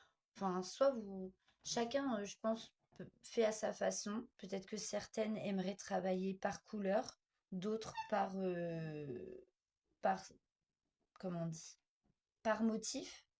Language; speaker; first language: French; native; French